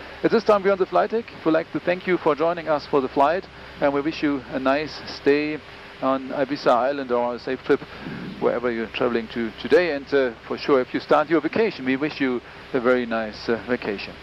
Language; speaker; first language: English; non-native, fluent; German